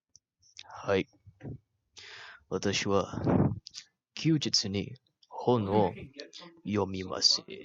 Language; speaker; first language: Japanese; non-native, learner; Malay